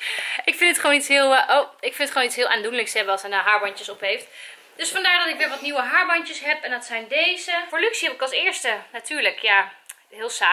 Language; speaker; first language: Dutch; native; Dutch